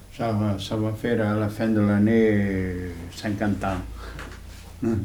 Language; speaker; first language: French; non-native, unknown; Portuguese